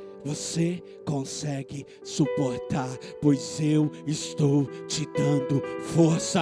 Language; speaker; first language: Portuguese; native; Portuguese